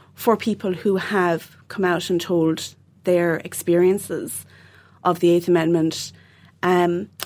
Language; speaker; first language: English; native; English